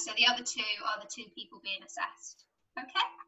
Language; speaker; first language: English; native; English